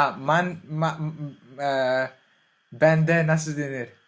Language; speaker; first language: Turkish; non-native, learner; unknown